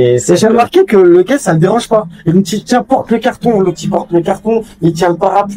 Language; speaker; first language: French; native; French